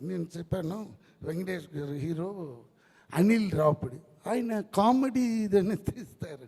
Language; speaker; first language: Telugu; non-native, learner; Tamil